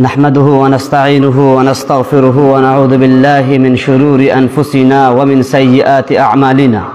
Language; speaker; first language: Arabic; non-native, fluent; Urdu